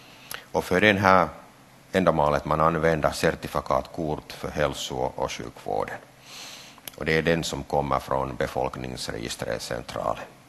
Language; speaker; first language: Swedish; non-native, local second language; Finnish